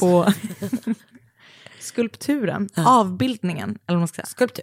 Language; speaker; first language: Swedish; native; Swedish